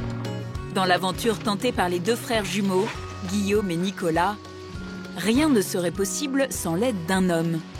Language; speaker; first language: French; native; French